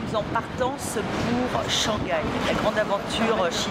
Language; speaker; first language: French; native; French